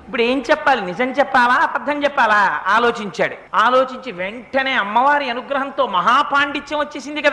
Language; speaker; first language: Telugu; native; Telugu